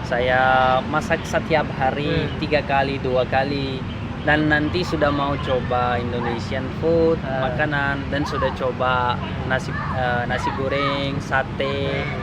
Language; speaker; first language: Indonesian; non-native, learner; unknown